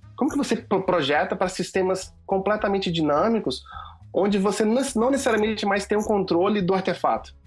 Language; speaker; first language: Portuguese; native; Portuguese